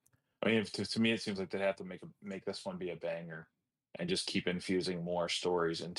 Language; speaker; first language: English; native; English